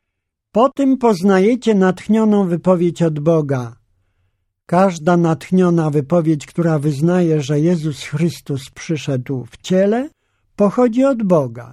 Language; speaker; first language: Polish; native; Polish